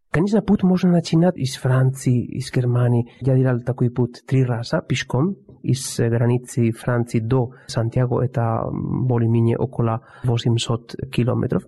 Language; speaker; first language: Russian; non-native, fluent; Spanish